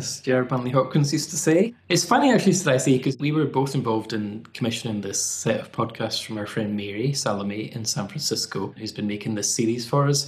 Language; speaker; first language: English; native; English